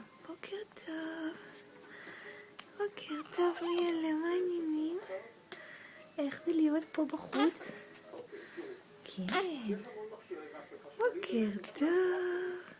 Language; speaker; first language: Hebrew; native; Hebrew